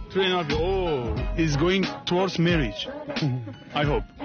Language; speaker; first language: English; non-native, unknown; Turkish